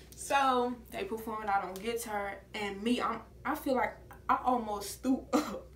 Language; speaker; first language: English; native; English